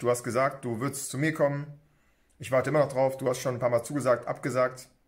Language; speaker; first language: German; native; German